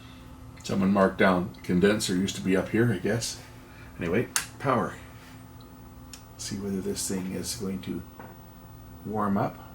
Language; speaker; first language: English; native; English